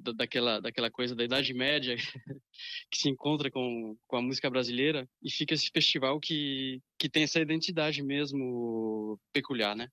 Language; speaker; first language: Portuguese; early bilingual, other home language; French